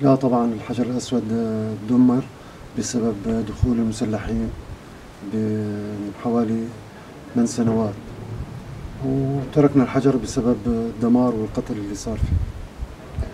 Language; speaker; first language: Arabic; native; Arabic